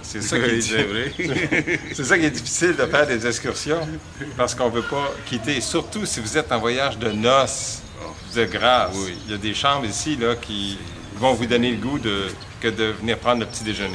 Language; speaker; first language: French; native; French